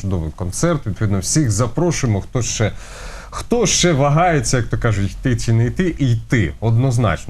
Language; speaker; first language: Ukrainian; native; Ukrainian